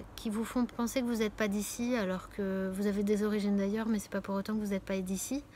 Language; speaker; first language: French; native; French